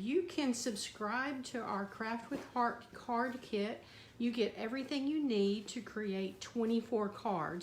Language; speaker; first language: English; native; English